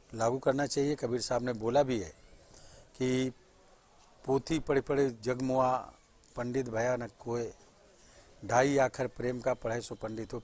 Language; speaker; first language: Hindi; native; Hindi